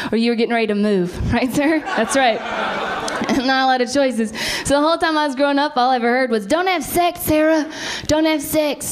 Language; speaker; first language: English; native; English